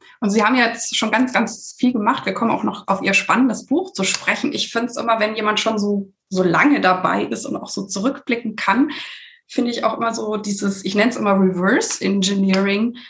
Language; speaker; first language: German; native; German